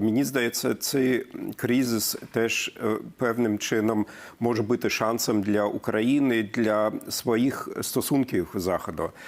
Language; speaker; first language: Ukrainian; non-native, fluent; German